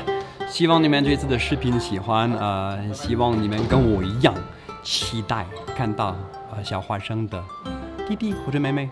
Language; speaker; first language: Chinese; non-native, fluent; French